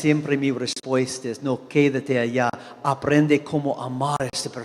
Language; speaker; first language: Spanish; non-native, fluent; English